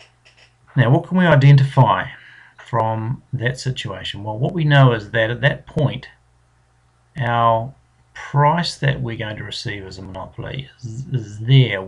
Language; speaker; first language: English; native; English